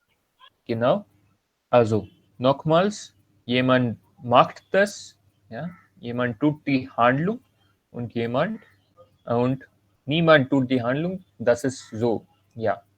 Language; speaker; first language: German; non-native, learner; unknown